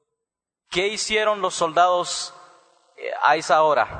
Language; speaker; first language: Spanish; native; Spanish